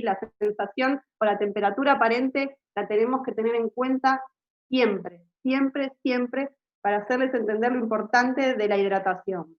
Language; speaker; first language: Spanish; native; Spanish